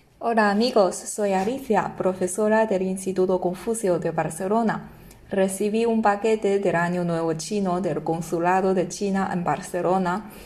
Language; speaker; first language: Spanish; non-native, fluent; Chinese